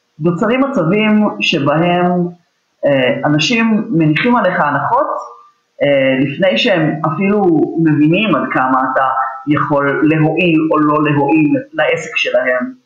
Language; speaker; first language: Hebrew; native; Hebrew